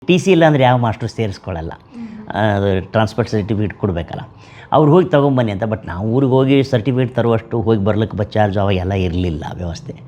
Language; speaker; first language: Kannada; native; Kannada